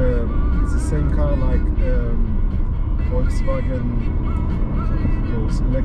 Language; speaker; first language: English; non-native, learner; German